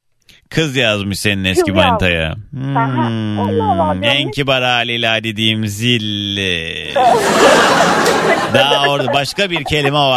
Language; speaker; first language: Turkish; native; Turkish